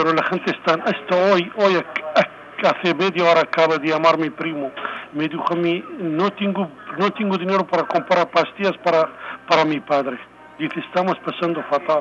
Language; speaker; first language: Spanish; non-native, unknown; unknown